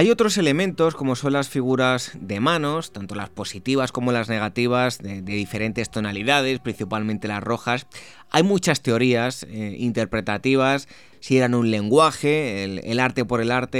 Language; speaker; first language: Spanish; native; Spanish